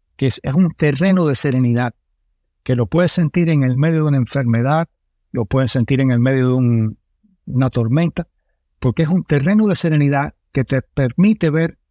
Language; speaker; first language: Spanish; early bilingual, heritage; Spanish